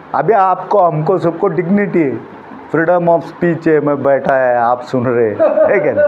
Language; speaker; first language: Hindi; non-native, local second language; Marathi